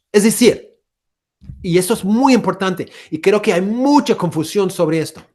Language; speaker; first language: Spanish; non-native, fluent; English